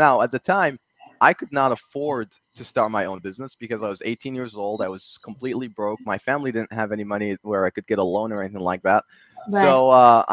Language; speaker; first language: English; early bilingual, other home language; Arabic